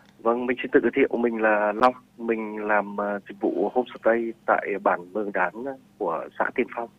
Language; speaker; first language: Vietnamese; non-native, local second language; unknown